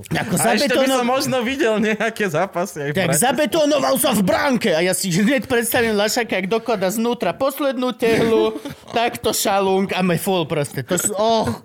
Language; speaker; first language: Slovak; native; Slovak